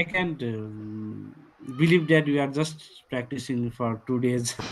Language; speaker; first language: English; non-native, fluent; Nepali